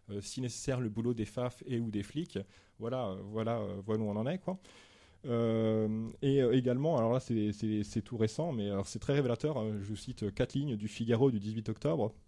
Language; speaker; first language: French; native; French